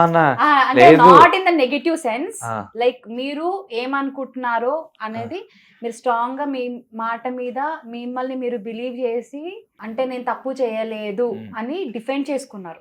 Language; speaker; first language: Telugu; native; Telugu